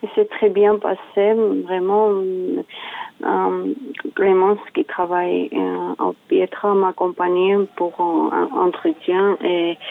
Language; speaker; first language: French; non-native, learner; Georgian